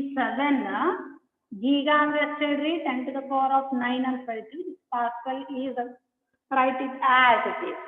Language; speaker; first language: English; non-native, local second language; Kannada